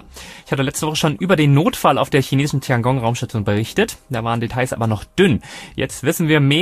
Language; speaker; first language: German; native; German